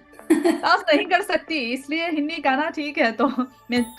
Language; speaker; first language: Hindi; non-native, learner; Chinese